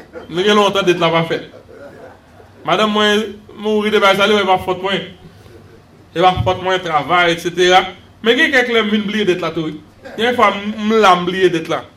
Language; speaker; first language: French; native; French